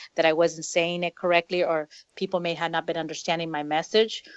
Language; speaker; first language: English; early bilingual, other home language; Spanish